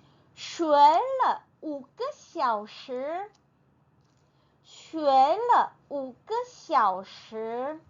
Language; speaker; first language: Chinese; non-native, fluent; Korean